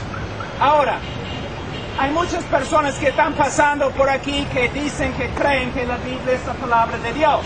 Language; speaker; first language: Spanish; non-native, fluent; English